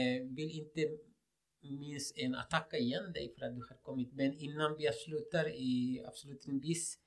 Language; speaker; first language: Swedish; non-native, fluent; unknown